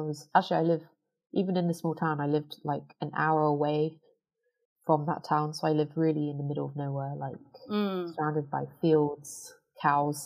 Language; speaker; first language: English; native; English